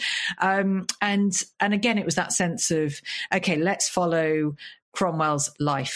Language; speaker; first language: English; native; English